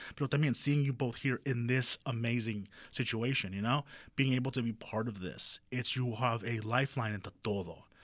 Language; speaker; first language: English; early bilingual, other home language; Spanish